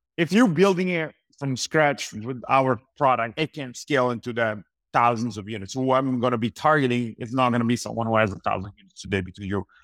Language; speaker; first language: English; non-native, fluent; Italian